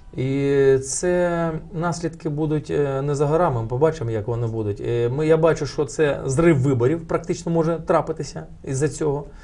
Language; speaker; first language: Ukrainian; non-native, local second language; Russian